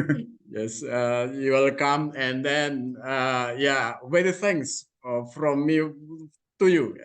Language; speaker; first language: English; non-native, fluent; Indonesian